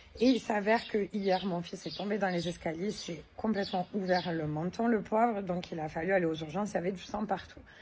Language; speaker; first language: French; native; French